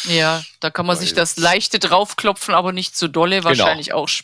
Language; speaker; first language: German; native; German